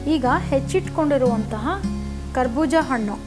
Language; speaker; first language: Kannada; non-native, local second language; Konkani